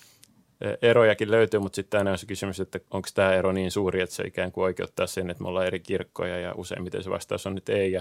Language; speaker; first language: Finnish; native; Finnish